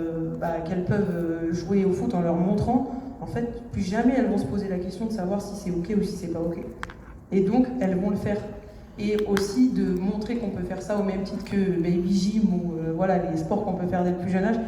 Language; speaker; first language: French; native; French